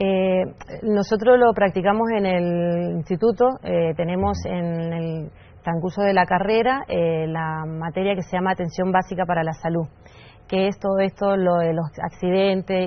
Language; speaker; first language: Spanish; native; Spanish